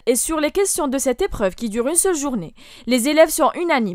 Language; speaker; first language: French; non-native, local second language; Arabic